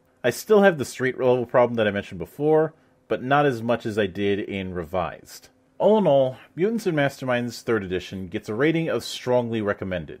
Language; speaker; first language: English; native; English